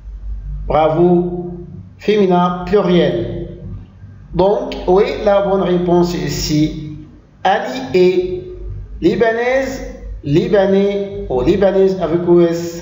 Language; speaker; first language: French; non-native, local second language; Arabic